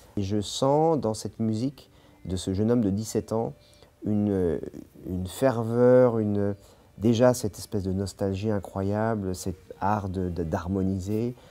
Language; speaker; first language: French; native; French